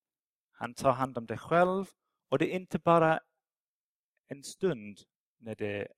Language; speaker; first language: Swedish; non-native, fluent; English